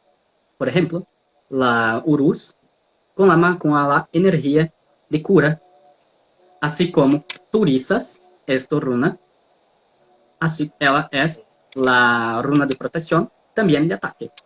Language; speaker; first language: Spanish; non-native, learner; Portuguese